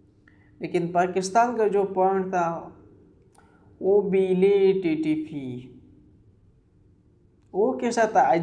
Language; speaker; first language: Hindi; non-native, local second language; Pashto